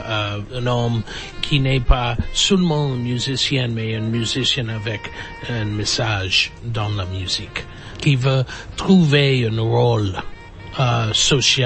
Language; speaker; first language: French; non-native, fluent; English